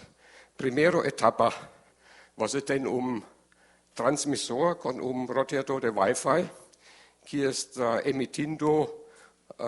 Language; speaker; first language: Portuguese; non-native, learner; German